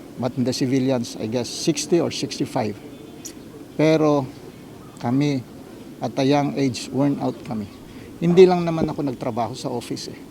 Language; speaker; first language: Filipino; non-native, local second language; Iloko